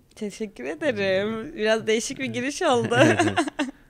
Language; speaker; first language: Turkish; native; Turkish